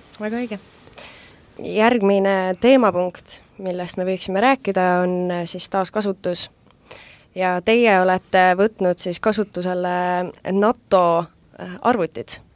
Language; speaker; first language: Estonian; native; Estonian